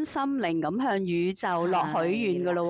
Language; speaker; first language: Cantonese; native; Cantonese